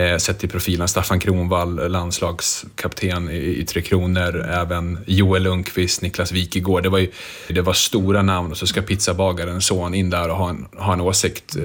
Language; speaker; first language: Swedish; early bilingual, other home language; Bosnian